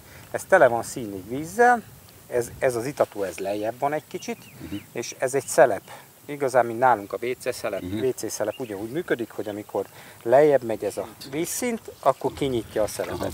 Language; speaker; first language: Hungarian; native; Hungarian